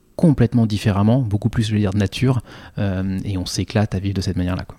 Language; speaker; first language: French; native; French